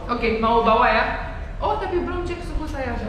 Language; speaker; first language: Indonesian; non-native, fluent; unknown